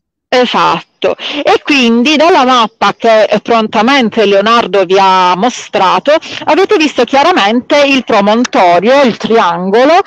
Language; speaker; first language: Italian; native; Italian